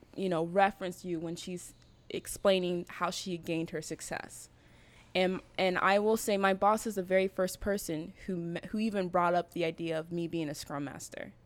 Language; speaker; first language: English; native; English